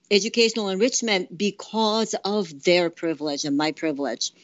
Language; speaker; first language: English; non-native, fluent; Japanese